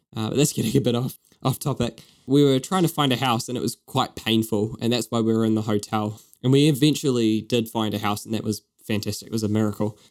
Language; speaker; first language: English; native; English